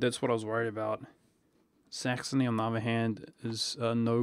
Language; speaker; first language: English; native; English